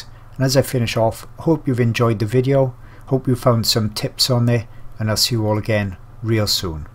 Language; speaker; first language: English; native; English